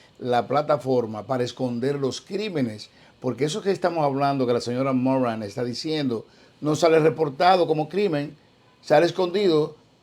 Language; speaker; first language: Spanish; native; Spanish